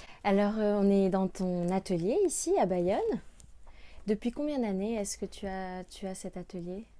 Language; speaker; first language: French; native; French